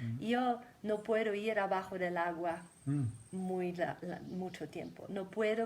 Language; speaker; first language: Spanish; non-native, fluent; German